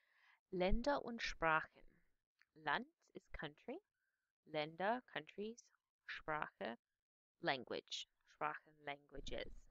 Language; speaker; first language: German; non-native, fluent; English